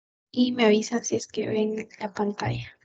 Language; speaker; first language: Spanish; native; Spanish